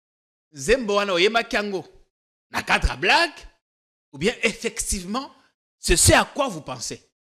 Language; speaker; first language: French; non-native, local second language; Lingala